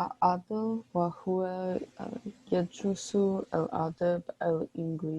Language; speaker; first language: Arabic; non-native, learner; English